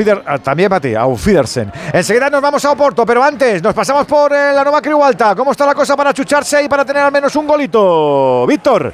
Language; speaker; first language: Spanish; native; Spanish